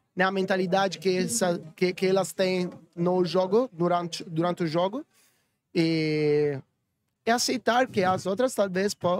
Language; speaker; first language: Portuguese; non-native, learner; Italian